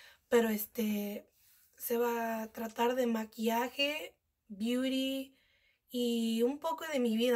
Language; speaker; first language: Spanish; early bilingual, heritage; Spanish